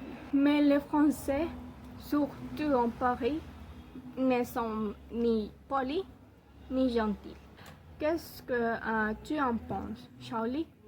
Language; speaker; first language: French; non-native, learner; Spanish